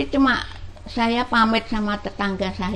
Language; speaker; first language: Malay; non-native, local second language; Javanese